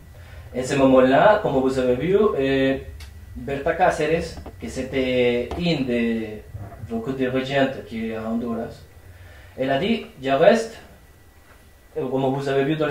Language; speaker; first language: French; non-native, fluent; Spanish